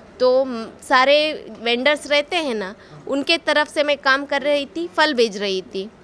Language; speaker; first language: Hindi; non-native, local second language; Kannada